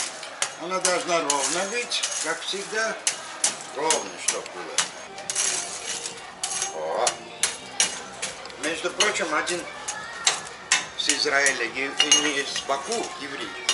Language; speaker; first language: Russian; non-native, local second language; Azerbaijani